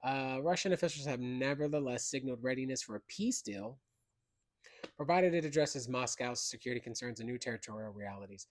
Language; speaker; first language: English; native; English